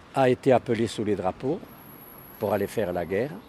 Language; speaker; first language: French; native; French